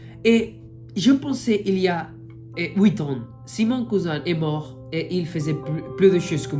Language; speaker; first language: French; non-native, fluent; Spanish